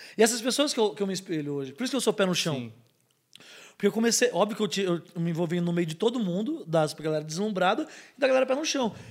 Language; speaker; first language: Portuguese; native; Portuguese